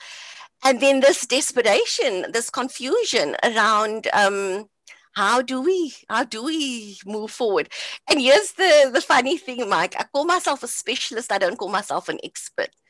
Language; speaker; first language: English; native; English